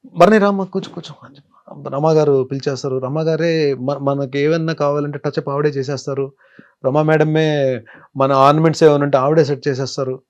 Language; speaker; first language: Telugu; native; Telugu